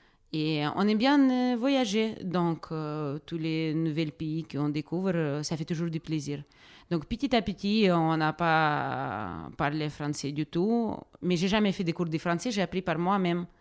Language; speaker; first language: French; non-native, fluent; Russian